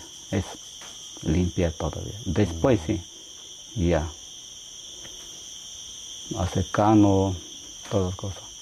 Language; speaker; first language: Spanish; non-native, local second language; Shipibo-Conibo